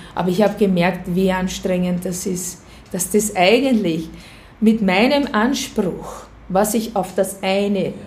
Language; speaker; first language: German; native; German